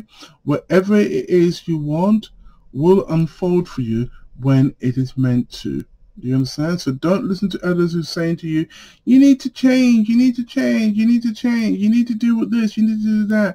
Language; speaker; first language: English; native; English